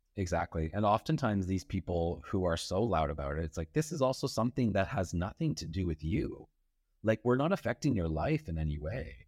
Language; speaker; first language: English; native; English